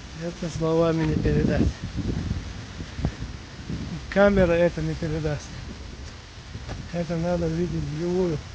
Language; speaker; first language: Russian; non-native, local second language; Chechen